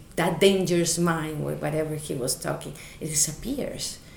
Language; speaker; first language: English; non-native, fluent; Spanish